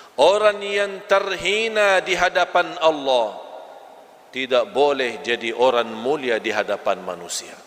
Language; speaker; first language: Malay; non-native, fluent; Arabic